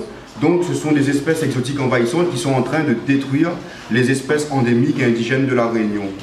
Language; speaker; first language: French; native; French